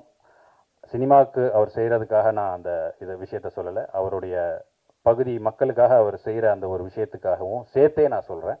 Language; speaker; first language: Tamil; native; Tamil